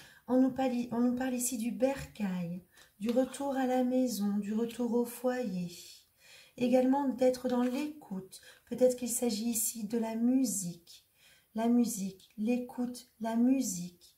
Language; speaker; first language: French; native; French